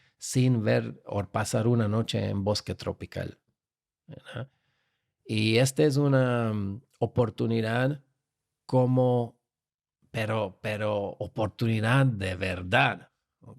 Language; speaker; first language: Spanish; non-native, fluent; Slovak